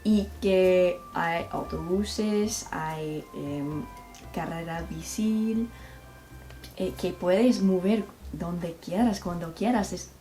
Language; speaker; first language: Spanish; non-native, learner; English